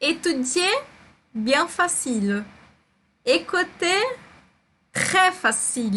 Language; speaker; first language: French; non-native, fluent; Portuguese